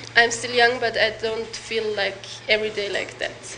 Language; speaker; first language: English; non-native, learner; German